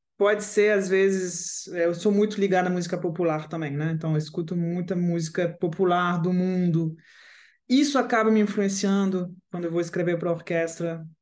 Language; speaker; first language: Portuguese; non-native, fluent; French